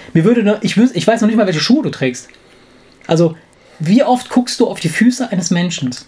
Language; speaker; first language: German; non-native, fluent; Italian